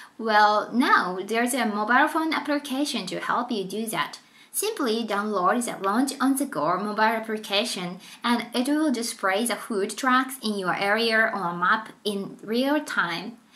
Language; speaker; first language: English; non-native, fluent; Japanese